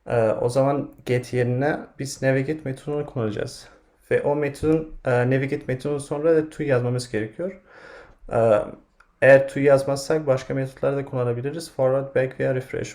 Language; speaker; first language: Turkish; non-native, fluent; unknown